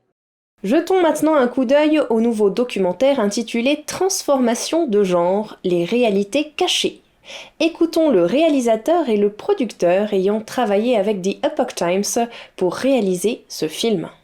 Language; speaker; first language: French; native; French